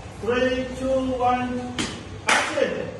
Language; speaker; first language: English; non-native, learner; Bangla